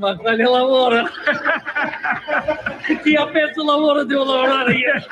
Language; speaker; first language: Italian; non-native, learner; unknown